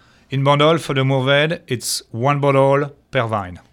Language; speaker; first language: English; non-native, fluent; French